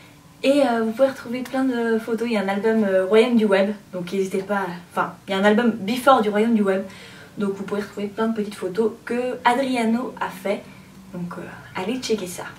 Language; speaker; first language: French; native; French